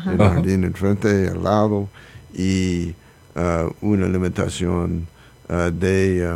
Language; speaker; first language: Spanish; non-native, learner; English